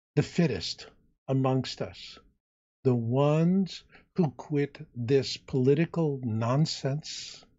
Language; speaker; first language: English; native; English